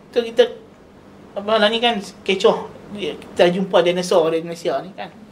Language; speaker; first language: Malay; native; Malay